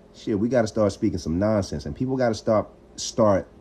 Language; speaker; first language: English; native; English